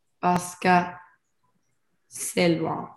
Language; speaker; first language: French; non-native, learner; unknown